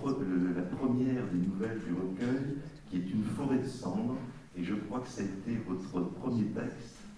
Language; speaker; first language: French; native; French